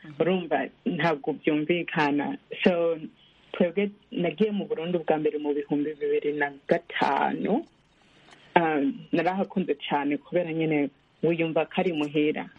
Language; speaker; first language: Rundi; early bilingual, heritage; Rundi